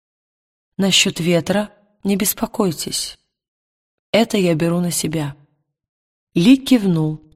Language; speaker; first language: Russian; native; Russian